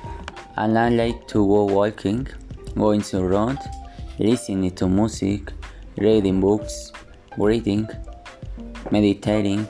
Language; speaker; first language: English; non-native, learner; Spanish